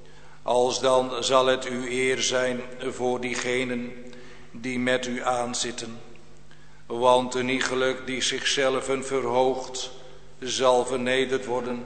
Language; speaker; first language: Dutch; native; Dutch